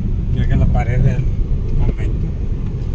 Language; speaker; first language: Spanish; native; Spanish